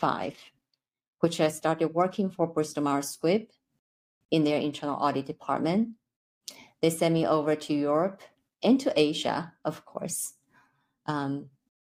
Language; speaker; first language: English; non-native, fluent; Chinese